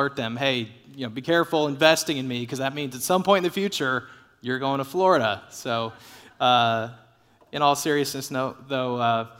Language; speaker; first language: English; native; English